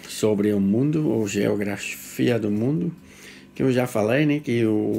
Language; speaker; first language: Portuguese; non-native, fluent; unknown